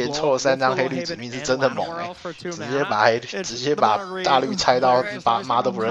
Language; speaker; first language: Chinese; native; Chinese